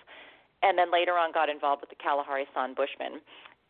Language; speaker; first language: English; native; English